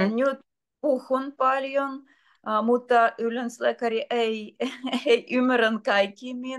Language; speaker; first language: Finnish; non-native, learner; Russian